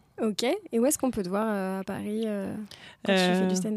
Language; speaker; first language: French; native; French